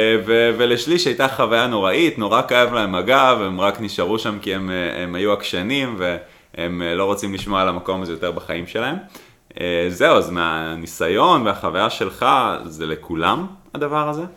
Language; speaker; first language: Hebrew; native; Hebrew